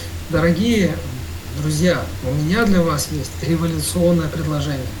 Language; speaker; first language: Russian; native; Russian